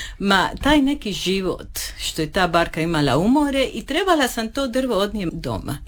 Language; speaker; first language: Croatian; early bilingual, heritage; Croatian